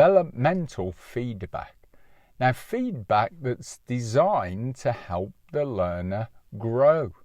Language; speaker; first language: English; native; English